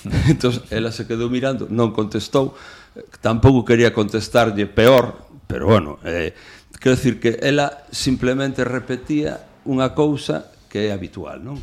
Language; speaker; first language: Galician; non-native, local second language; Spanish